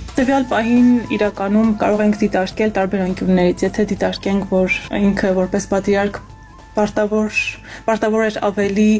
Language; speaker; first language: Armenian; native; Armenian